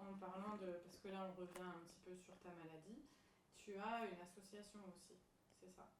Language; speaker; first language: French; native; French